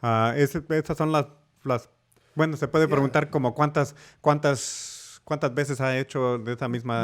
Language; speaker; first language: Spanish; early bilingual, heritage; Spanish